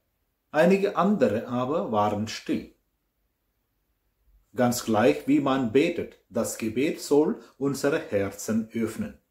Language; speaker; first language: German; non-native, fluent; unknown